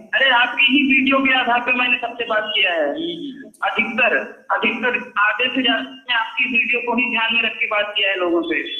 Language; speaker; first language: Hindi; native; Hindi